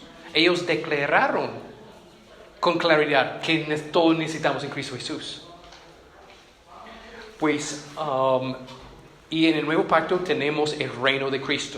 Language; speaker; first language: Spanish; non-native, fluent; English